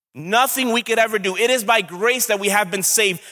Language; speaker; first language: English; native; English